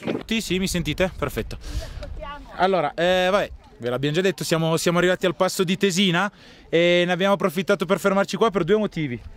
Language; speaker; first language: Italian; native; Italian